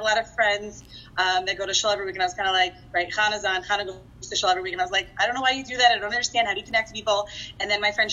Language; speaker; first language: English; native; English